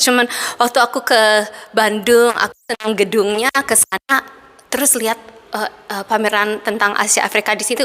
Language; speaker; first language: Indonesian; early bilingual, heritage; Indonesian